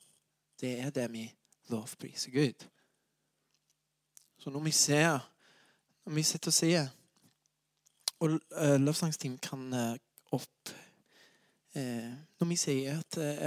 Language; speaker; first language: Norwegian; non-native, fluent; English